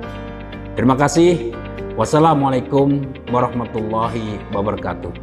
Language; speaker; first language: Indonesian; native; Indonesian